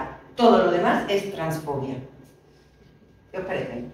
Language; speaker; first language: Spanish; native; Spanish